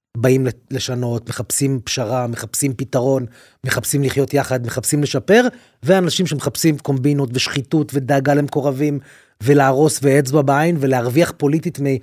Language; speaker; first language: Hebrew; native; Hebrew